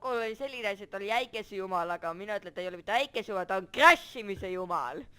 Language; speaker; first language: Estonian; native; Estonian